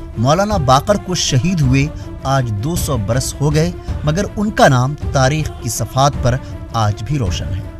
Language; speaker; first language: Urdu; native; Urdu